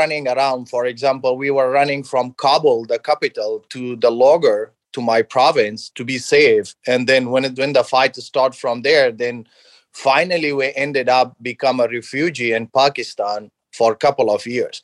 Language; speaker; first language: English; non-native, fluent; Persian